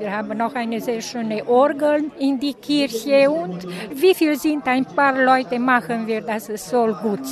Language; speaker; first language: German; non-native, local second language; Romanian